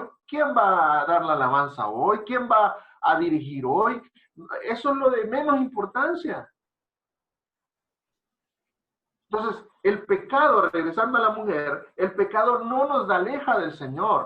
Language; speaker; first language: Spanish; native; Spanish